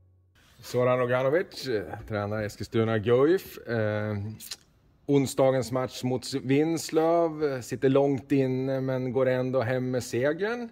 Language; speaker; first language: Swedish; native; Swedish